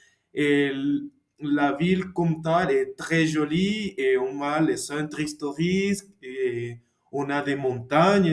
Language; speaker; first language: French; non-native, learner; Spanish